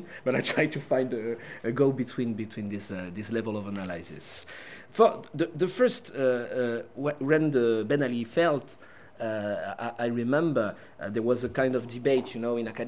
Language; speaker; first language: English; non-native, fluent; French